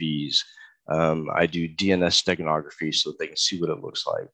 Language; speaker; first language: English; native; English